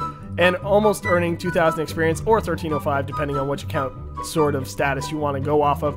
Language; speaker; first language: English; native; English